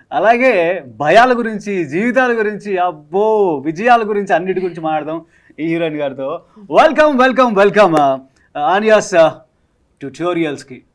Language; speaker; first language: Telugu; native; Telugu